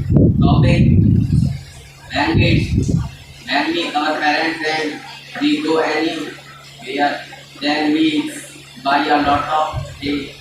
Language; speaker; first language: English; non-native, learner; Hindi